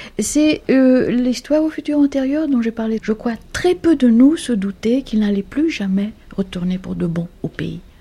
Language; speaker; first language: French; non-native, fluent; Greek